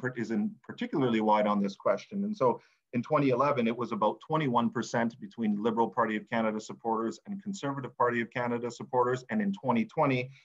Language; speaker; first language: English; native; English